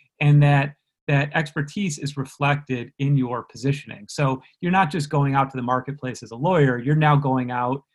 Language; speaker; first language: English; native; English